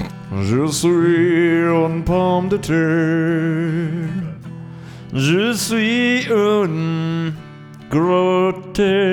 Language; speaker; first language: French; non-native, learner; English